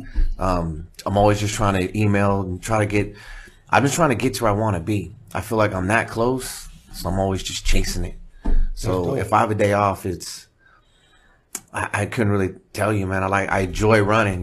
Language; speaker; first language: English; native; English